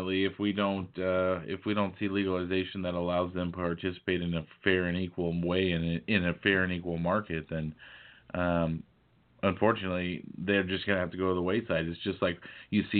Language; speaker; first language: English; native; English